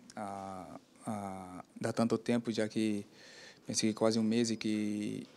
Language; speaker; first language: Italian; non-native, learner; Portuguese